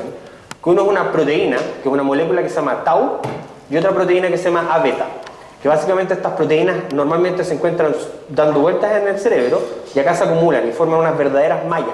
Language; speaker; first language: Spanish; native; Spanish